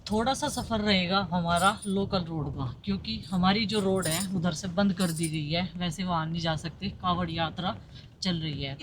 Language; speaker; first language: Hindi; native; Hindi